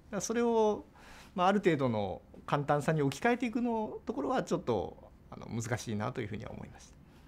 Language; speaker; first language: Japanese; native; Japanese